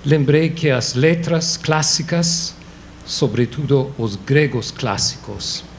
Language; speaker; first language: Portuguese; non-native, fluent; English